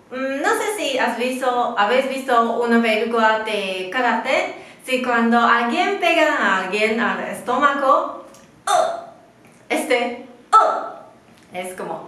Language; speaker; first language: Spanish; non-native, fluent; Chinese